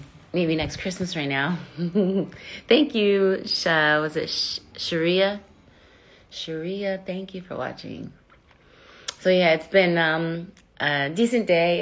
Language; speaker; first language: English; native; English